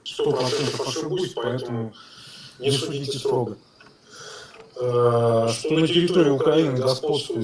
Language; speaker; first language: Russian; native; Russian